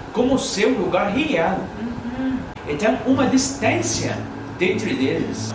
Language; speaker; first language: Portuguese; non-native, learner; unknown